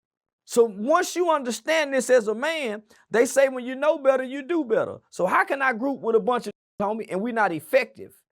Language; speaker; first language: English; native; English